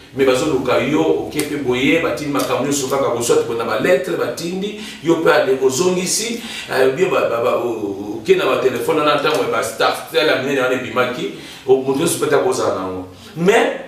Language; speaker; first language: Lingala; native; Lingala